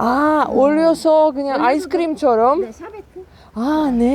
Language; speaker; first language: Korean; non-native, learner; Polish